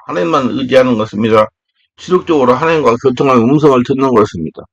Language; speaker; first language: Korean; native; Korean